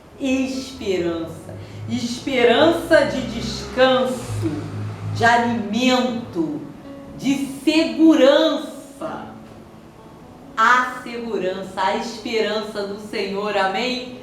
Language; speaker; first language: Portuguese; native; Portuguese